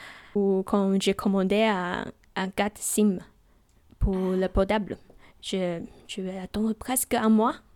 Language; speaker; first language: French; non-native, fluent; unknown